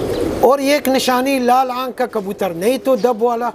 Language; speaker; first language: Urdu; non-native, learner; Arabic